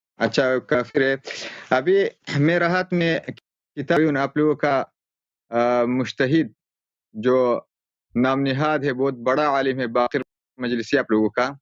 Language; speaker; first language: Urdu; non-native, fluent; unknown